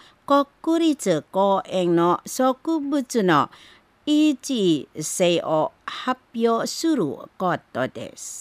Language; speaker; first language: Japanese; non-native, fluent; Indonesian